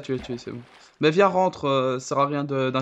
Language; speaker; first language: French; native; French